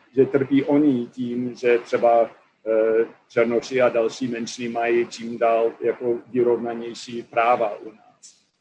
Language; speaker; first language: Czech; non-native, fluent; English